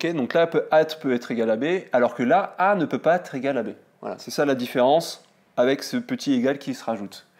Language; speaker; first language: French; native; French